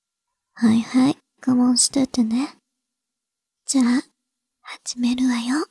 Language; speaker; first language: Japanese; non-native, learner; Chinese